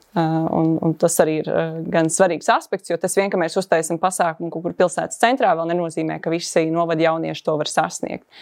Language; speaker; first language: Latvian; native; Latvian